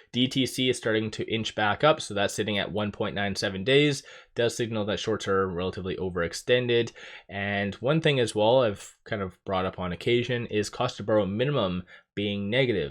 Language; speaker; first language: English; native; English